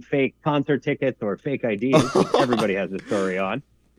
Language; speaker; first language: English; native; English